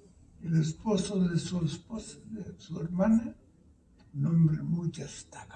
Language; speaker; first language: Spanish; early bilingual, heritage; Spanish